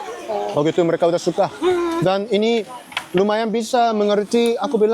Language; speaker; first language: Indonesian; non-native, learner; Korean